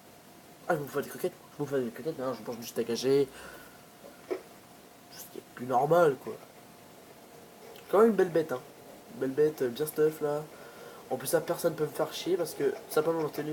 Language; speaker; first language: French; native; French